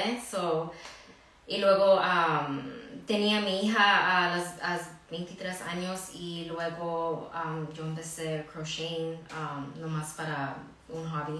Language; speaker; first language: Spanish; early bilingual, heritage; Spanish